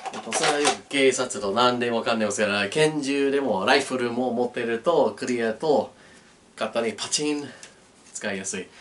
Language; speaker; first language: Japanese; non-native, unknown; English